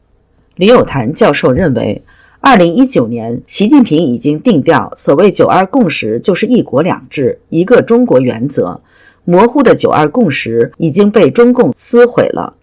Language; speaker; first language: Chinese; native; Chinese